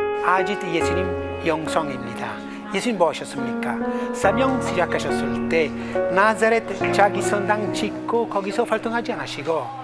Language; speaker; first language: Korean; non-native, fluent; Italian